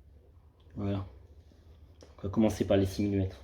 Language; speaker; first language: French; native; French